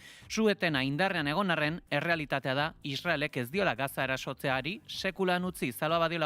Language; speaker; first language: Basque; native; Basque